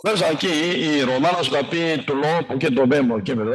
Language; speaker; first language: Spanish; non-native, learner; Korean